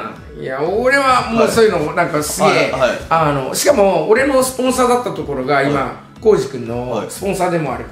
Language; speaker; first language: Japanese; native; Japanese